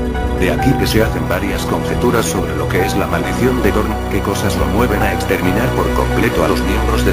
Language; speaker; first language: Spanish; native; Spanish